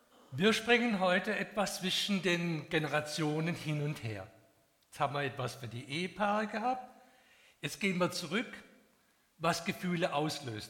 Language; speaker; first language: German; native; German